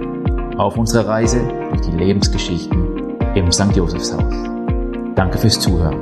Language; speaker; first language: German; native; German